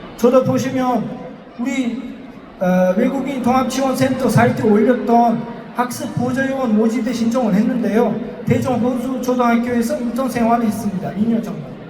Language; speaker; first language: Korean; non-native, fluent; Uzbek